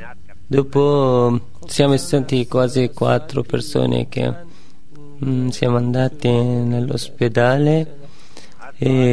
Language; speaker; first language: Italian; non-native, learner; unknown